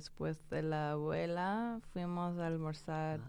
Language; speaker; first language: Spanish; early bilingual, heritage; English